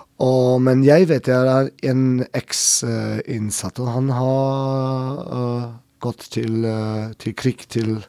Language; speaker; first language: Norwegian; non-native, learner; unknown